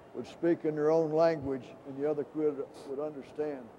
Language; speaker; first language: English; native; English